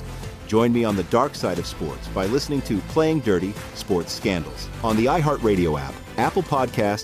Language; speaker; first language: English; native; English